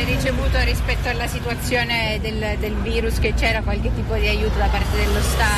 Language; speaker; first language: Italian; native; Italian